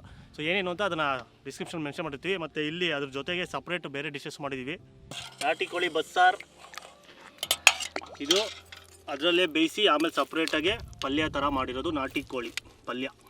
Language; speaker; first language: Kannada; native; Kannada